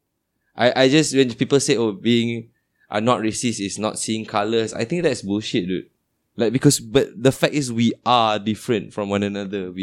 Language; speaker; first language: English; non-native, local second language; Malay